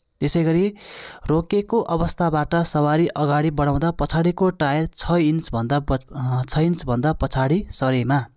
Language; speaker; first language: Nepali; non-native, local second language; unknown